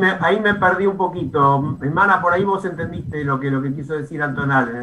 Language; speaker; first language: Spanish; native; Spanish